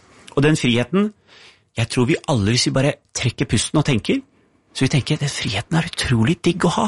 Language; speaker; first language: Norwegian; early bilingual, other home language; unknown